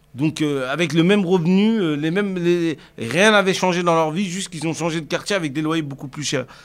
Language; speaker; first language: French; native; French